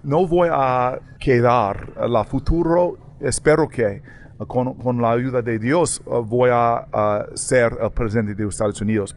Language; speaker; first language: Spanish; non-native, learner; English